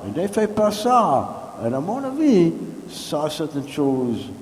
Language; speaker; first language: French; non-native, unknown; English